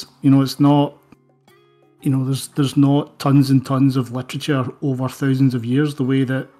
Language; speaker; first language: English; native; English